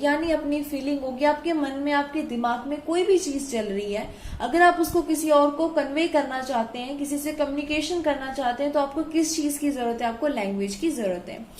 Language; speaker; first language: Hindi; native; Hindi